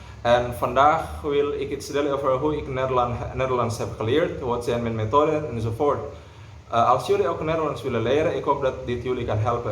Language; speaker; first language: Dutch; non-native, learner; Indonesian